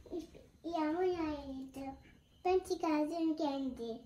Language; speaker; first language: Turkish; early bilingual, heritage; Turkish